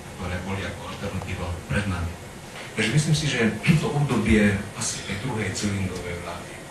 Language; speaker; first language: Slovak; non-native, local second language; Hungarian